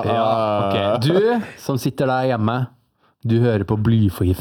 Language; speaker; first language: Norwegian; native; Norwegian